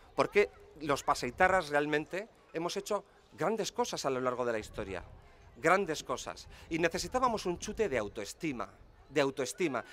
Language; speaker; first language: Spanish; native; Spanish